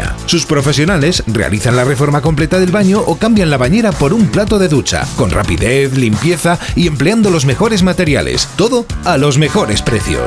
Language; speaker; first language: Spanish; native; Spanish